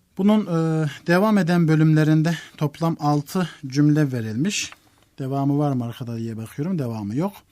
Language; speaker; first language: Turkish; native; Turkish